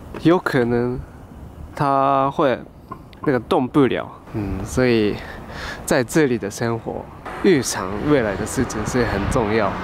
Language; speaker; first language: Chinese; non-native, fluent; Japanese